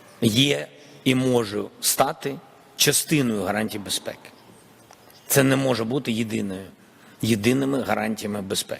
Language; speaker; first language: Ukrainian; native; Ukrainian